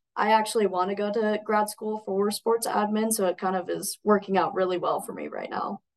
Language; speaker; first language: English; native; English